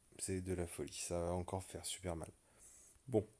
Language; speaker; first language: French; native; French